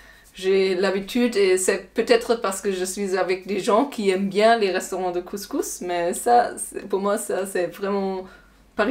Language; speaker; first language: French; non-native, learner; German